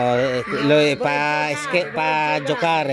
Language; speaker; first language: Italian; non-native, learner; Filipino